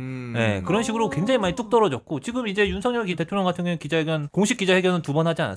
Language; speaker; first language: Korean; native; Korean